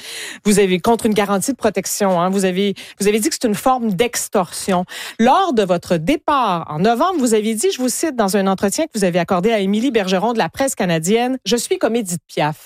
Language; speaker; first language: French; native; French